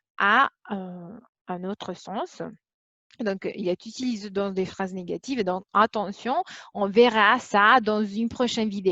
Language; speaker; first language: French; non-native, fluent; Italian